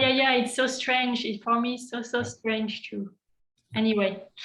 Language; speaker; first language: English; non-native, fluent; French